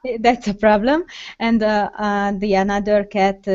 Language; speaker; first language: English; non-native, learner; Hungarian